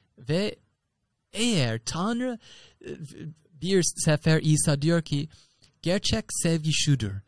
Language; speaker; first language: Turkish; non-native, fluent; English